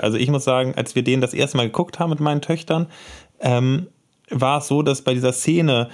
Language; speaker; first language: German; native; German